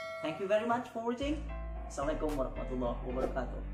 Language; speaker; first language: English; non-native, fluent; Indonesian